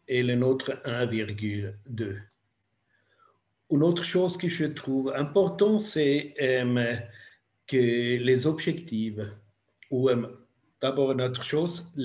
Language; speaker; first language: French; non-native, fluent; German